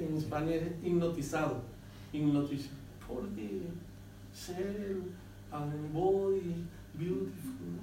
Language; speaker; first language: English; non-native, learner; Spanish